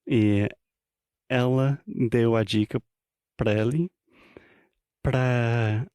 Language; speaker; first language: Portuguese; non-native, fluent; English